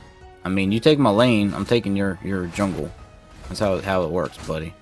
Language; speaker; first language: English; native; English